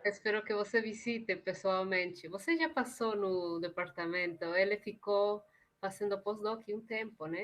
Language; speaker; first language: Portuguese; non-native, fluent; Spanish